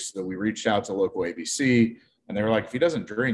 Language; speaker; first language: English; native; English